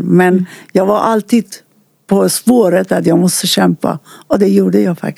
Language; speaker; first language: Swedish; non-native, fluent; Persian